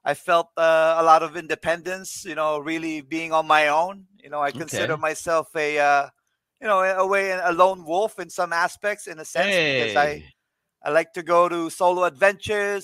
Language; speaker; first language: English; non-native, local second language; Filipino